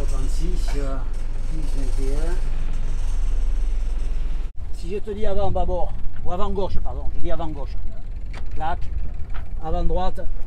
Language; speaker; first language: French; native; French